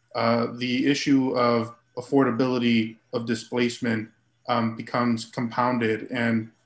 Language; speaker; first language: English; early bilingual, other home language; Spanish